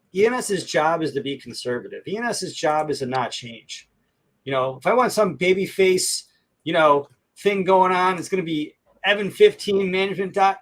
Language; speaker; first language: English; native; English